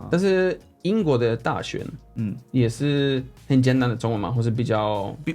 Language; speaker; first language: Chinese; non-native, fluent; Swedish